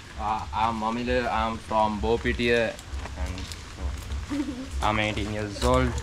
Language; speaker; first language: English; non-native, learner; Sinhala